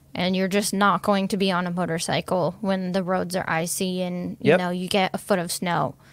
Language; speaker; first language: English; native; English